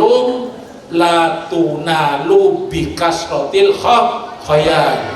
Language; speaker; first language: Arabic; non-native, fluent; Indonesian